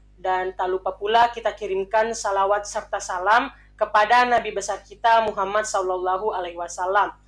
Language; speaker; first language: Indonesian; native; Indonesian